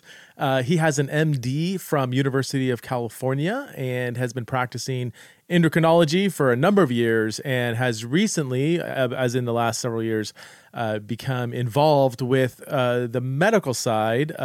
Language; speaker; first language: English; native; English